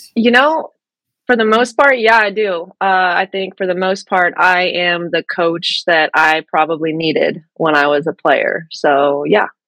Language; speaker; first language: English; early bilingual, other home language; French